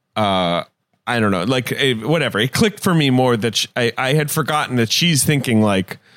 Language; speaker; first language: English; native; English